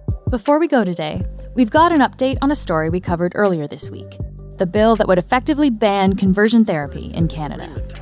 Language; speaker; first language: English; native; English